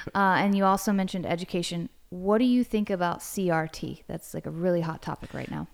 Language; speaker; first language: English; native; English